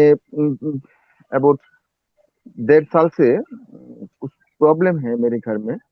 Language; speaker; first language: Hindi; non-native, fluent; Bangla